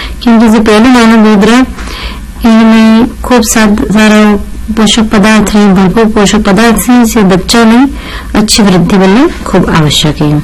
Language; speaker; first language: Gujarati; non-native, local second language; Hindi